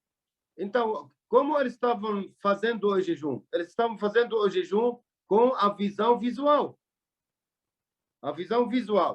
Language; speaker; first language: Portuguese; non-native, learner; Arabic